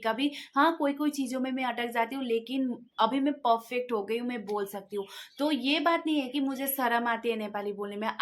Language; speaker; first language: Hindi; non-native, local second language; Nepali